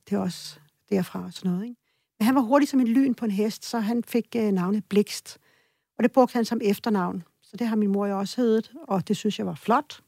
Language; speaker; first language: Danish; early bilingual, other home language; Swedish